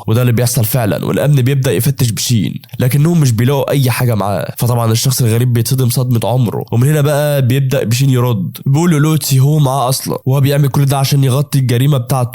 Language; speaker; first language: Arabic; native; Arabic